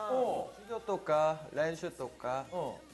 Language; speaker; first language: Japanese; non-native, learner; Korean